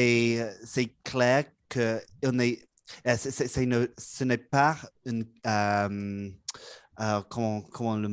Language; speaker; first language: French; non-native, learner; English